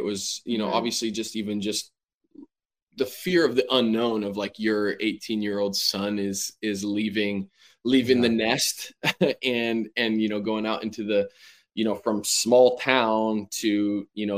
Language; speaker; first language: English; native; English